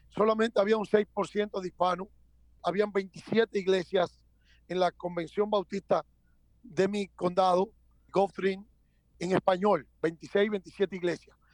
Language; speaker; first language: Spanish; native; Spanish